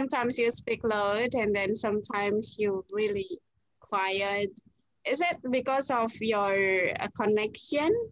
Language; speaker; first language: English; non-native, fluent; Indonesian